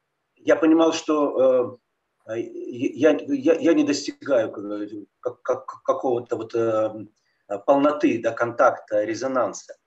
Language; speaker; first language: Russian; native; Russian